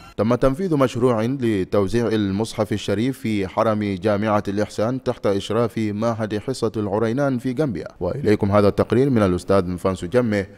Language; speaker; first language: Arabic; non-native, fluent; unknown